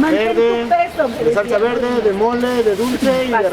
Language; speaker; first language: Spanish; native; Spanish